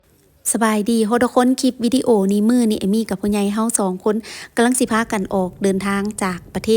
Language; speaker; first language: Thai; non-native, local second language; Lao